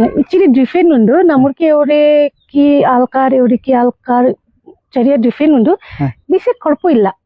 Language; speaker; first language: Malayalam; non-native, learner; Nepali